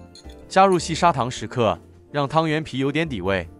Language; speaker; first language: Chinese; native; Chinese